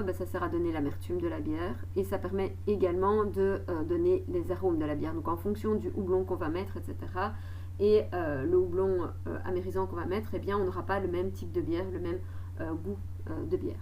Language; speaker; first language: French; native; French